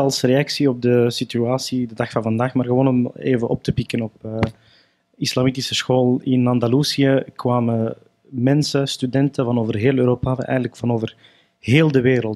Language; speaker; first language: Dutch; early bilingual, other home language; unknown